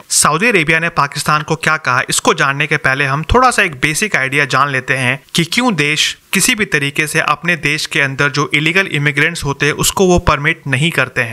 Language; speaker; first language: Hindi; native; Hindi